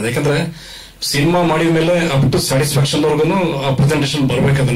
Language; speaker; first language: Kannada; native; Kannada